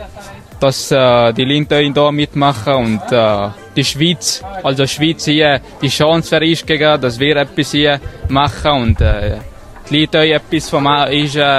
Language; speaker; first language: German; early bilingual, other home language; Arabic